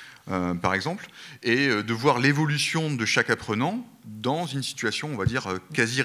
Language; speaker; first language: French; native; French